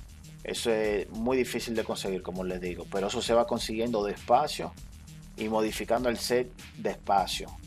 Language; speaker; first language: Spanish; native; Spanish